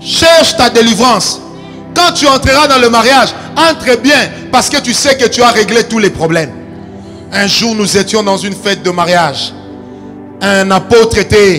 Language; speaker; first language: French; non-native, local second language; Lingala